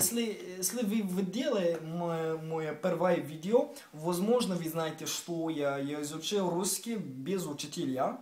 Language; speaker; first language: Russian; non-native, learner; English